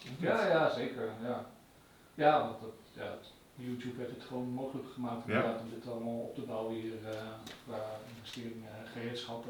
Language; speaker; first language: Dutch; native; Dutch